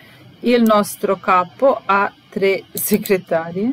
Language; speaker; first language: Italian; non-native, fluent; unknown